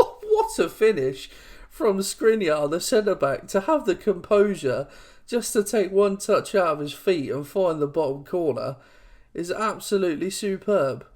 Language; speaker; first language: English; native; English